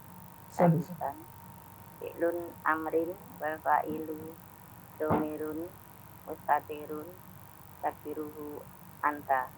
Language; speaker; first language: Arabic; non-native, learner; Indonesian